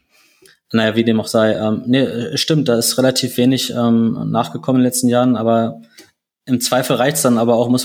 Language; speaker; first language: German; native; German